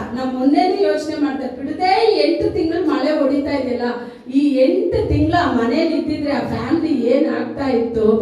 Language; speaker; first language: Kannada; non-native, local second language; Tamil